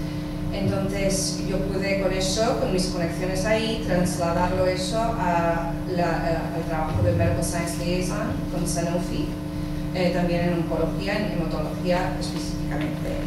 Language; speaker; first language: Spanish; early bilingual, heritage; English